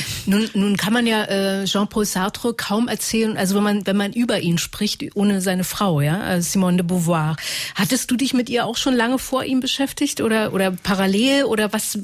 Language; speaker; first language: German; native; German